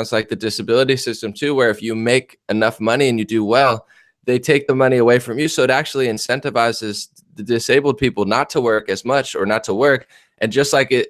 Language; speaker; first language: English; native; English